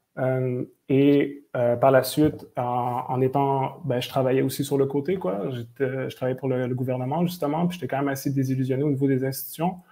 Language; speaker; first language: French; native; French